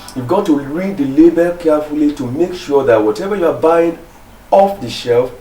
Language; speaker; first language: English; non-native, local second language; Yoruba